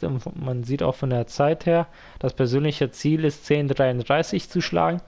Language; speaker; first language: German; native; German